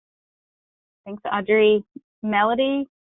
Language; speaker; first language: English; native; English